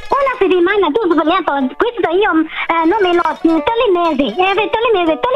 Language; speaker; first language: Italian; non-native, learner; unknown